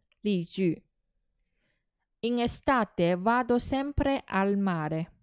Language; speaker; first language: Italian; non-native, fluent; Chinese